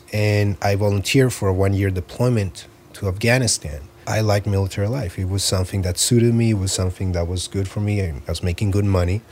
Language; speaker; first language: English; early bilingual, other home language; Spanish